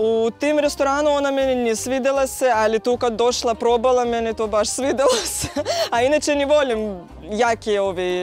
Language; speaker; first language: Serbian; non-native, learner; Russian